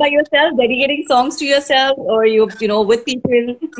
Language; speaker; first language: English; non-native, local second language; Hindi